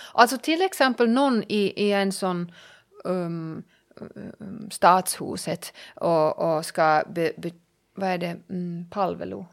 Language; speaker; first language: Swedish; non-native, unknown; German